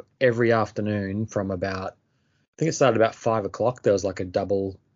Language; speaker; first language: English; native; English